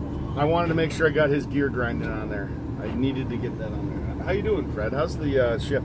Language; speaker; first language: English; native; English